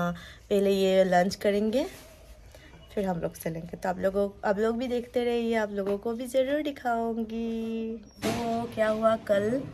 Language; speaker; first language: Hindi; non-native, local second language; Assamese